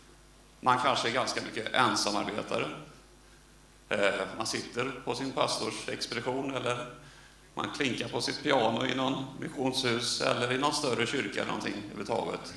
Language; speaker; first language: Swedish; native; Swedish